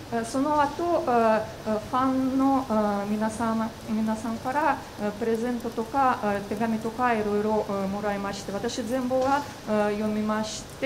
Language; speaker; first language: Japanese; non-native, fluent; Russian